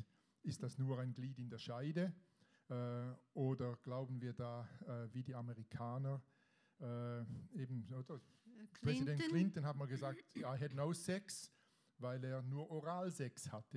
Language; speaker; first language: German; native; German